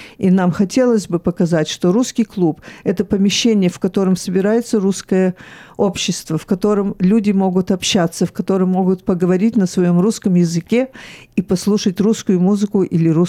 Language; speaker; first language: Russian; early bilingual, heritage; Russian